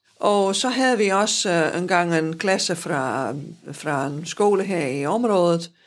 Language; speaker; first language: Danish; non-native, fluent; Dutch